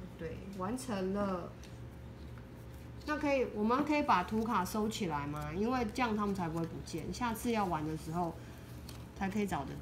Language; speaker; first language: Chinese; native; Chinese